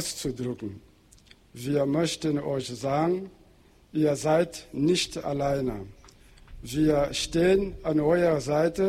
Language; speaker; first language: German; non-native, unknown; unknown